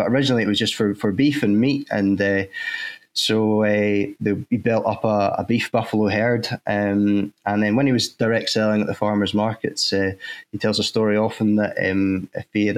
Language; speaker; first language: English; native; English